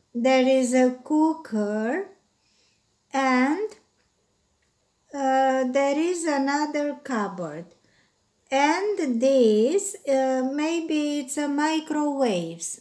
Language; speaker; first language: English; non-native, fluent; Romanian